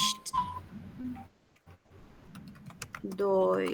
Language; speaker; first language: German; non-native, fluent; Urdu